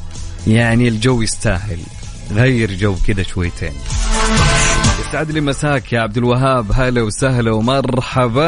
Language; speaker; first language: Arabic; native; Arabic